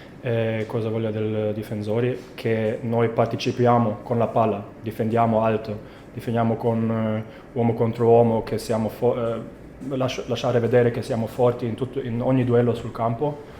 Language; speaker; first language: Italian; non-native, fluent; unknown